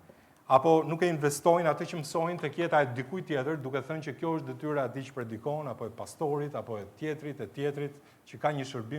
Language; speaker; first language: Albanian; native; Albanian